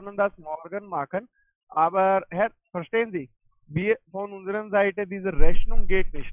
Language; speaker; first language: German; non-native, learner; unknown